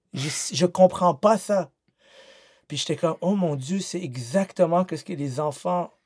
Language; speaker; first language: French; native; French